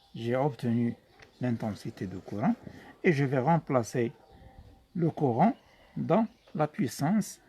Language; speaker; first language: French; non-native, local second language; Arabic